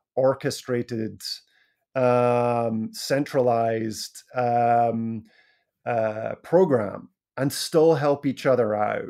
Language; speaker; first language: English; native; English